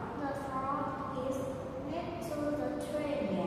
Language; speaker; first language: English; non-native, learner; Vietnamese